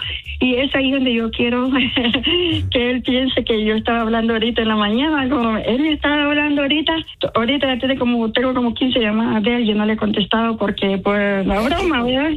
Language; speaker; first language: Spanish; native; Spanish